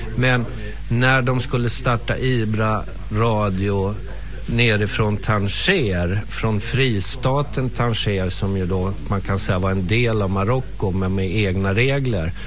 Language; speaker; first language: Swedish; native; Swedish